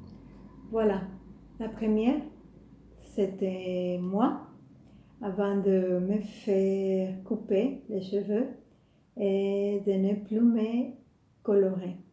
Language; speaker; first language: French; non-native, fluent; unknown